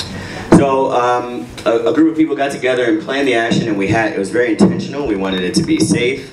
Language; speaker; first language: English; native; English